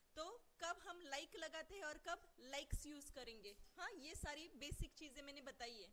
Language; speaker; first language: Hindi; non-native, local second language; Marathi